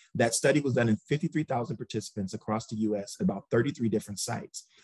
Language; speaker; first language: English; native; English